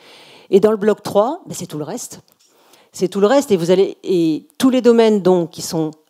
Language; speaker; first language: French; native; French